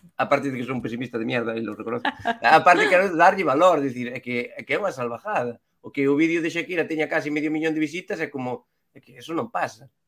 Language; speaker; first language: Galician; non-native, local second language; Spanish